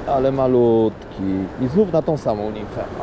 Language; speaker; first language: Polish; native; Polish